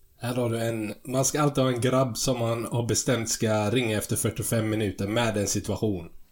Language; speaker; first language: Swedish; early bilingual, other home language; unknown